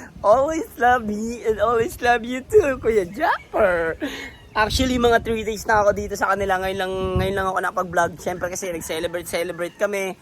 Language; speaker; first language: Filipino; native; Filipino